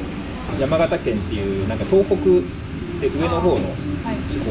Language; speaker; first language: Japanese; native; Japanese